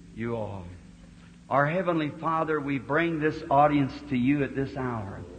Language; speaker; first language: English; native; English